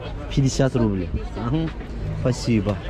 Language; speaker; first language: Russian; non-native, learner; Turkish